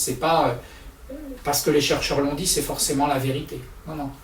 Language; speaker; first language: French; native; French